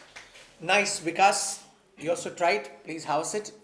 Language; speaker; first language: English; non-native, local second language; Hindi